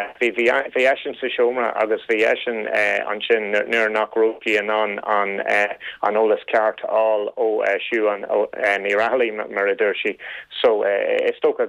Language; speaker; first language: Irish; non-native, local second language; English